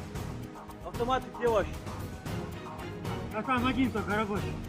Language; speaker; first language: Russian; native; Russian